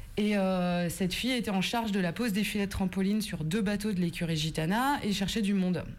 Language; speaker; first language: French; native; French